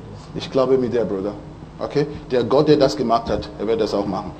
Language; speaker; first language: German; non-native, learner; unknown